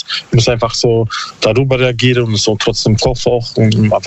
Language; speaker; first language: German; non-native, learner; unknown